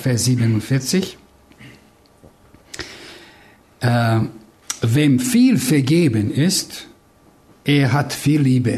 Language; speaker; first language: German; non-native, fluent; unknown